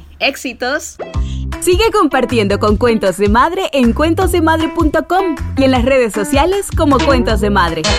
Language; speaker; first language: Spanish; native; Spanish